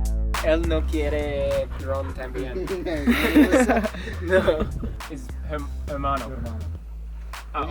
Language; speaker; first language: Spanish; non-native, learner; English